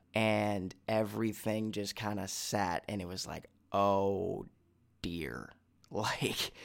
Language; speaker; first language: English; native; English